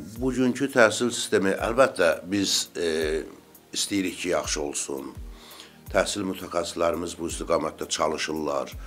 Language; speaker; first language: Azerbaijani; native; Azerbaijani